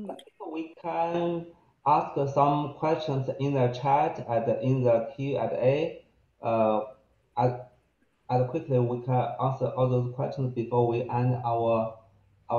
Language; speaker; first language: English; non-native, fluent; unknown